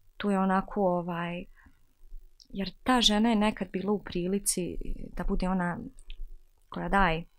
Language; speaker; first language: Bosnian; native; Bosnian